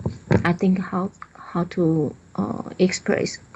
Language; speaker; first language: English; non-native, learner; Chinese